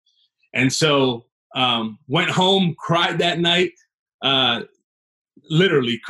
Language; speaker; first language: English; native; English